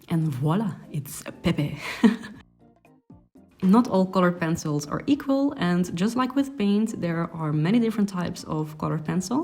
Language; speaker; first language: English; non-native, fluent; Dutch